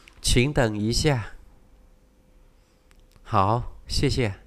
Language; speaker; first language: Chinese; non-native, fluent; Vietnamese